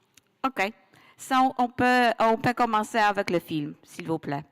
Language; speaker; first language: French; non-native, learner; Polish